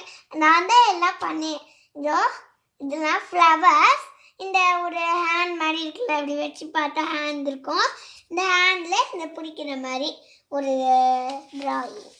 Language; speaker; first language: Tamil; early bilingual, heritage; Tamil